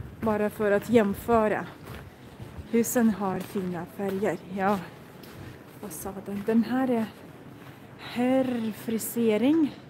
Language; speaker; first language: Swedish; non-native, fluent; Russian